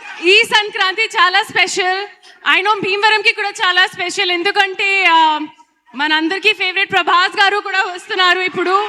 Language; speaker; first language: Telugu; non-native, learner; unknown